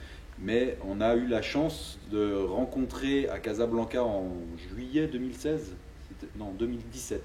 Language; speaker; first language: French; native; French